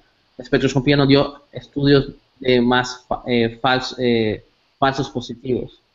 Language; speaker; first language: Spanish; native; Spanish